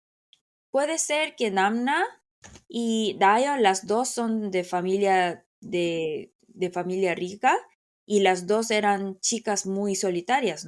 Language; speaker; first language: Spanish; non-native, fluent; Korean